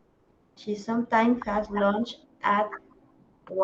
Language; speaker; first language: English; non-native, learner; Spanish